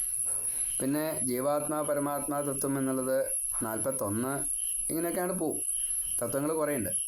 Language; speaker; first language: Malayalam; native; Malayalam